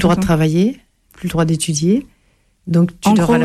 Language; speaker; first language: French; native; French